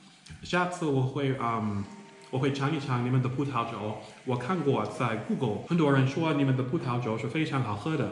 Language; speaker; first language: Chinese; non-native, learner; English